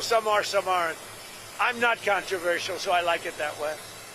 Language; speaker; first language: English; native; English